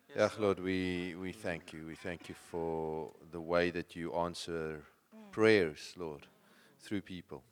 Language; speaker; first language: English; non-native, local second language; Afrikaans